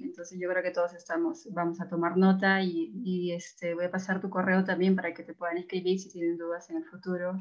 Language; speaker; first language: Spanish; native; Spanish